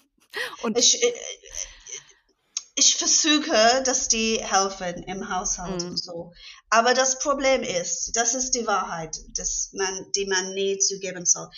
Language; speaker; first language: German; non-native, fluent; English